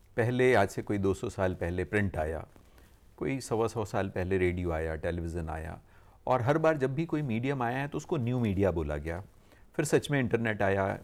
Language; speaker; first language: Hindi; native; Hindi